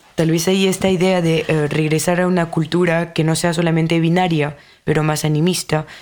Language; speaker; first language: Spanish; non-native, fluent; French